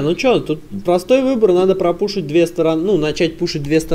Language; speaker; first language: Russian; native; Russian